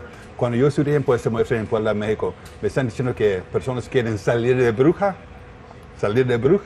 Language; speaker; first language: Spanish; non-native, learner; English